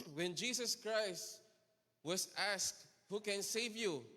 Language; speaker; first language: English; non-native, local second language; Filipino